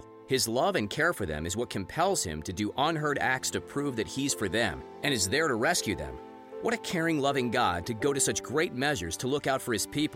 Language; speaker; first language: English; native; English